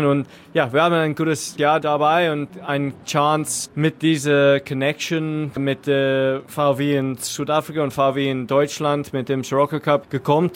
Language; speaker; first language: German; non-native, learner; English